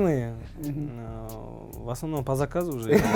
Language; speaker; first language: Russian; non-native, local second language; Kazakh